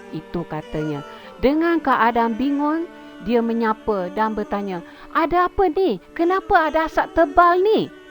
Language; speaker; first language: Malay; native; Malay